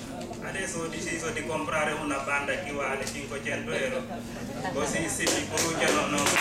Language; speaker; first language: Italian; non-native, learner; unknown